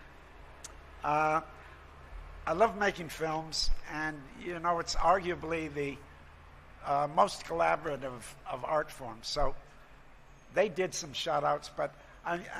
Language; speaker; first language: English; native; English